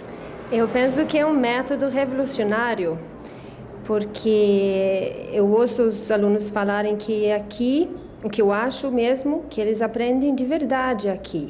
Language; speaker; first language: Portuguese; non-native, fluent; Swedish